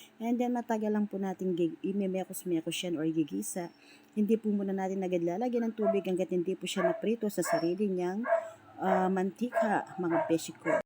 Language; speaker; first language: Filipino; non-native, local second language; Pampanga